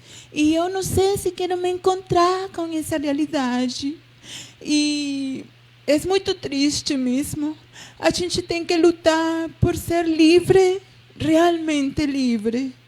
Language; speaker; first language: Portuguese; non-native, fluent; Spanish